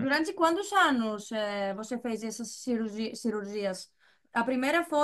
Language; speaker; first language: Portuguese; non-native, fluent; Greek